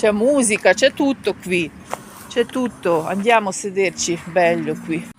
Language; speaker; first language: Italian; non-native, learner; Ukrainian